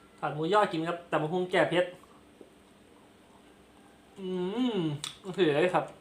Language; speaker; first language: Thai; non-native, local second language; Lao